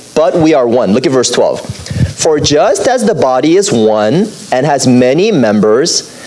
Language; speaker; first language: English; native; English